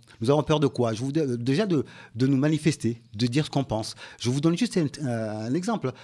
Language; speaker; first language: French; early bilingual, other home language; Ngazidja Comorian